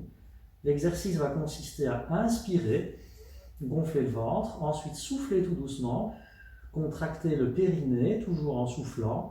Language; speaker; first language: French; native; French